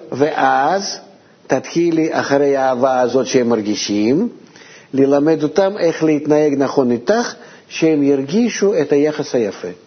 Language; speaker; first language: Hebrew; non-native, fluent; Russian